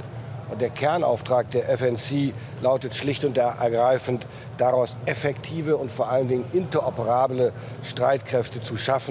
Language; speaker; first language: German; native; German